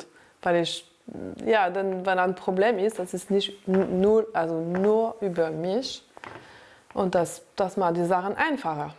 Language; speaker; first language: German; non-native, learner; French